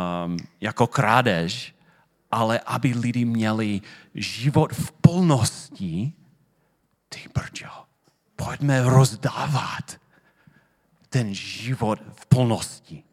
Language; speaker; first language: Czech; non-native, fluent; English